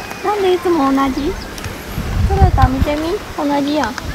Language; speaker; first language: Japanese; non-native, learner; Chinese